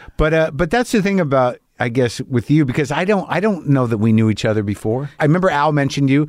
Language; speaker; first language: English; native; English